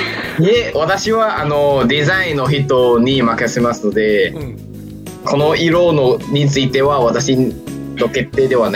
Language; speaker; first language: Japanese; non-native, fluent; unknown